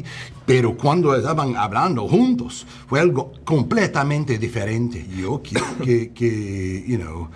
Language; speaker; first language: Spanish; early bilingual, heritage; English